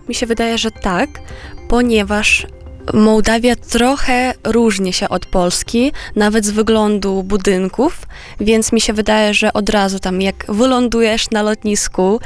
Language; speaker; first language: Polish; non-native, fluent; Romanian